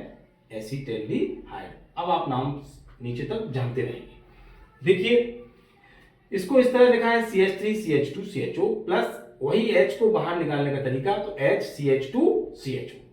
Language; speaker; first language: Hindi; native; Hindi